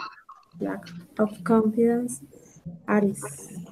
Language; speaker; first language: English; non-native, learner; Spanish